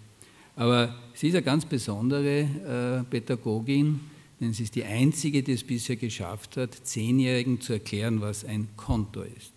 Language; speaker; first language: German; native; German